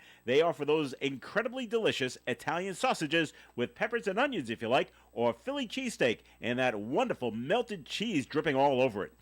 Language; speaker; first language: English; native; English